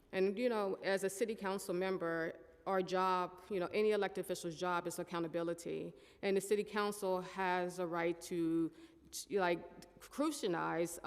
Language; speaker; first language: English; native; English